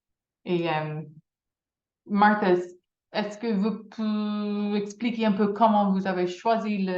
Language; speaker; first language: French; non-native, fluent; English